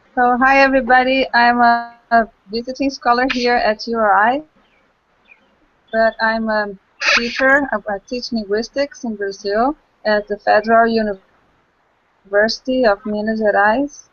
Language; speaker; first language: English; non-native, local second language; Portuguese